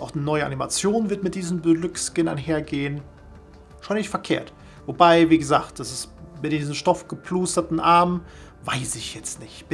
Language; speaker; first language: German; native; German